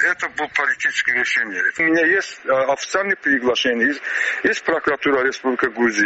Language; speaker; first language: Russian; non-native, learner; Azerbaijani